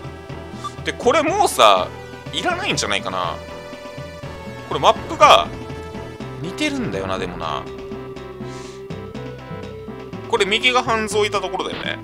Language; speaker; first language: Japanese; native; Japanese